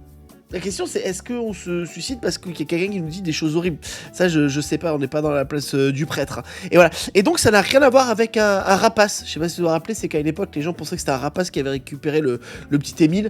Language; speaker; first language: French; native; French